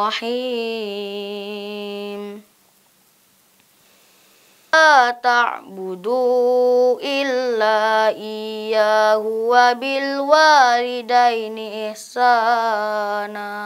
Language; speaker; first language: Arabic; non-native, learner; Indonesian